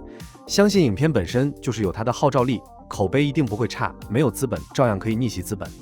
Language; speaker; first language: Chinese; native; Chinese